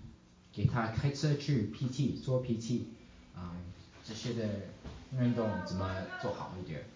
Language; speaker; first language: Chinese; early bilingual, heritage; English